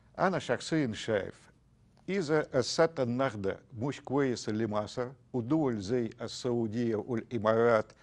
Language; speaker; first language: Arabic; non-native, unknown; Russian